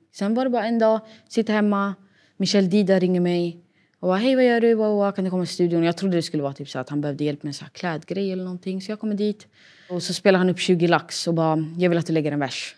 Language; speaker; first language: Swedish; early bilingual, other home language; Arabic